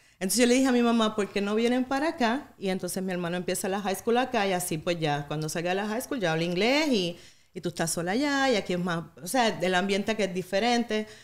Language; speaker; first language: Spanish; native; Spanish